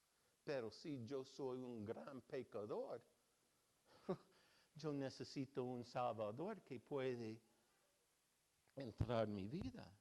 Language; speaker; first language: Spanish; non-native, fluent; English